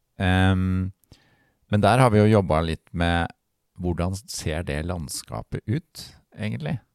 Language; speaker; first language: Norwegian; native; Norwegian